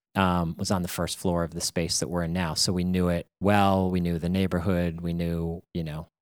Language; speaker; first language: English; native; English